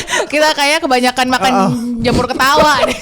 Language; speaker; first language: Indonesian; native; Indonesian